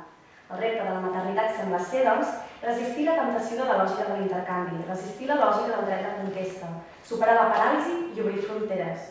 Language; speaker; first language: Catalan; native; Catalan